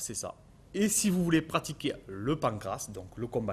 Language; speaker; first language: French; native; French